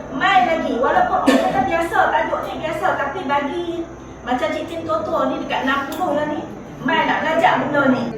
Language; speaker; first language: Malay; native; Malay